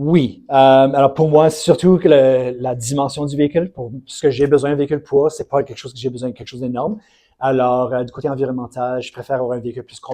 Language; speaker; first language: French; non-native, local second language; English